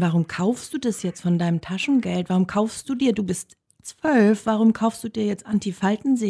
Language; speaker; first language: German; native; German